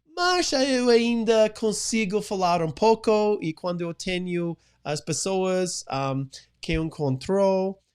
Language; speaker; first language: Portuguese; non-native, learner; English